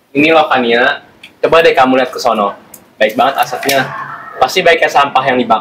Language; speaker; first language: Indonesian; native; Indonesian